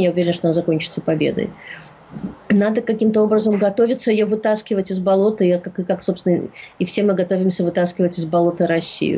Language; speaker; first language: Russian; native; Russian